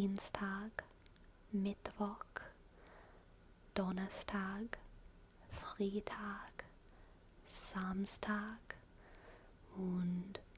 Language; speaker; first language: German; non-native, learner; English